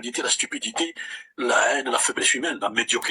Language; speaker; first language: French; non-native, local second language; Kabyle